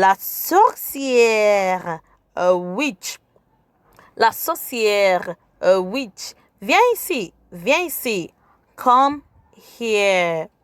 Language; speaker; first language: French; non-native, fluent; English